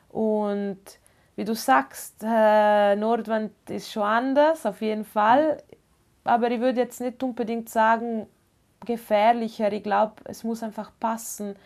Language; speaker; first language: German; non-native, local second language; Ladin